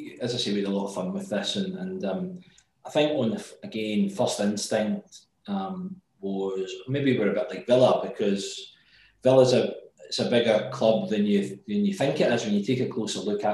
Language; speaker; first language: English; native; English